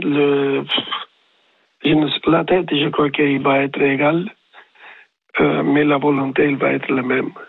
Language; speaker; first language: French; non-native, learner; Spanish